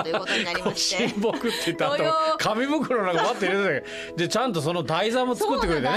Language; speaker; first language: Japanese; native; Japanese